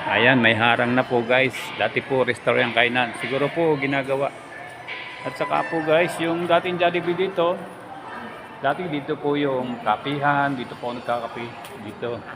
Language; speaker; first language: Filipino; native; Filipino